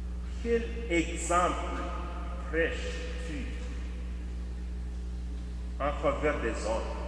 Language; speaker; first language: French; native; French